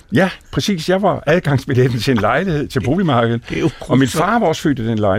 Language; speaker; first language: Danish; native; Danish